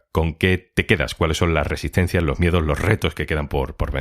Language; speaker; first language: Spanish; native; Spanish